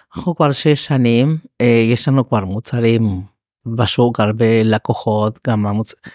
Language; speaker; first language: Hebrew; non-native, fluent; Spanish